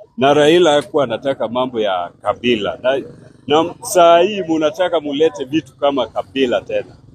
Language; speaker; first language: Swahili; non-native, local second language; Luo (Kenya and Tanzania)